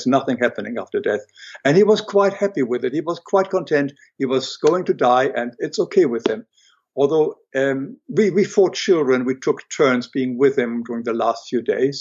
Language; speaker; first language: English; non-native, fluent; German